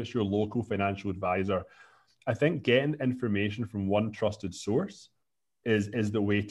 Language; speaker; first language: English; native; English